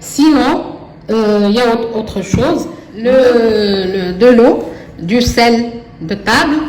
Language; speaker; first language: French; non-native, local second language; Arabic